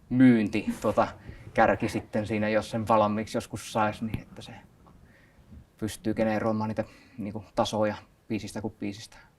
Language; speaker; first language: Finnish; native; Finnish